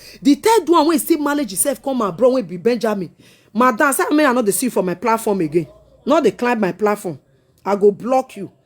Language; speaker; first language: Nigerian Pidgin; non-native, local second language; Esan